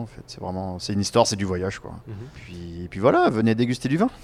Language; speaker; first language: French; native; French